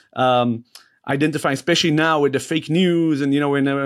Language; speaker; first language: English; non-native, fluent; Hebrew